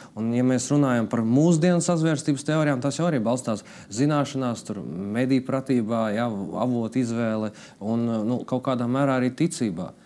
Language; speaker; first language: Latvian; non-native, local second language; Russian